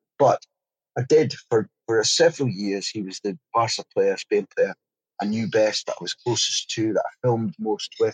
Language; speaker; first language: English; native; English